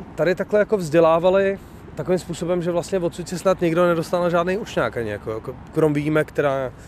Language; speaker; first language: Czech; native; Czech